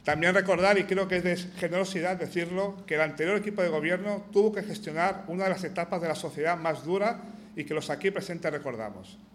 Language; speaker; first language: Spanish; non-native, local second language; Catalan